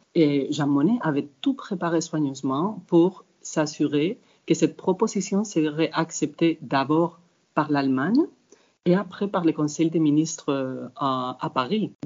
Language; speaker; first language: French; non-native, fluent; Spanish